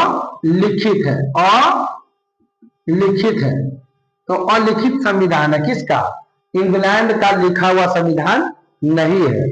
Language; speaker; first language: Hindi; non-native, local second language; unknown